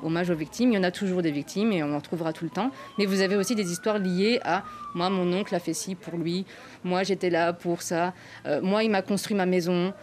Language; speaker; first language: French; native; French